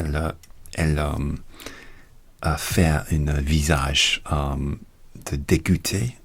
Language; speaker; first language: French; non-native, learner; English